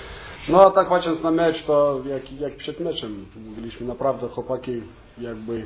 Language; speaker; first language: Polish; non-native, fluent; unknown